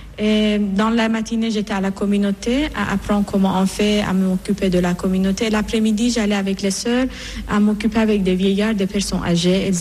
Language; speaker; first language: French; non-native, fluent; Persian